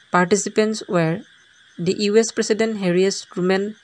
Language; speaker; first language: English; non-native, local second language; Assamese